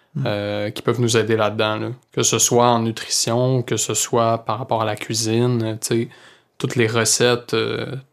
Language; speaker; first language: French; native; French